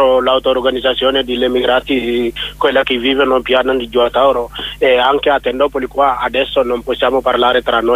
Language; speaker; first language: Italian; non-native, learner; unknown